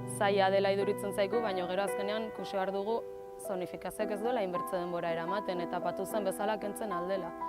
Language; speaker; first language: Basque; native; Basque